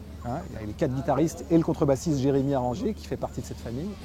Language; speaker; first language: French; native; French